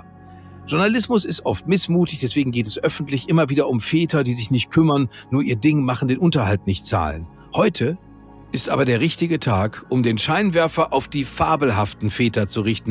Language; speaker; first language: German; native; German